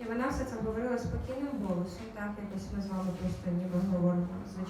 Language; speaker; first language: Ukrainian; native; Ukrainian